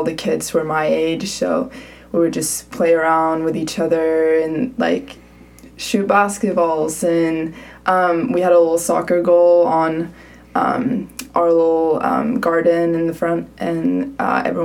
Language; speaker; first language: English; non-native, fluent; Swedish